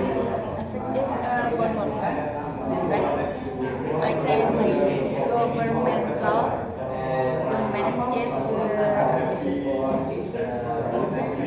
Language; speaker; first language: English; non-native, learner; Indonesian